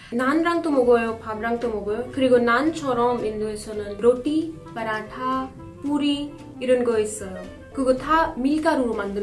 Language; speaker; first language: Korean; non-native, fluent; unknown